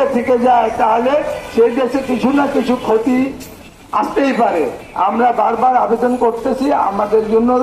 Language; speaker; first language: Bangla; non-native, local second language; Urdu